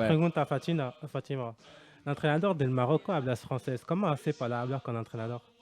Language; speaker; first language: Spanish; non-native, learner; French